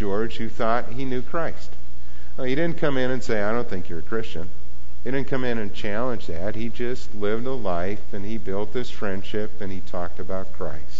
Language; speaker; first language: English; native; English